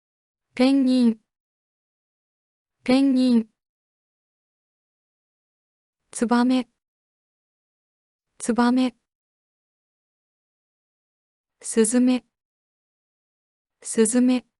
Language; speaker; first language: Japanese; native; Japanese